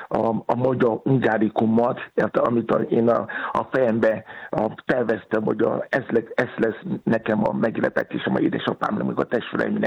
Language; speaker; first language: Hungarian; non-native, learner; Yoruba